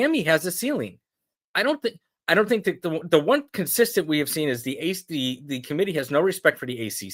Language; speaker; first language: English; native; English